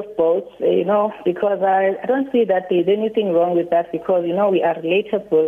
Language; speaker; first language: English; non-native, local second language; Xhosa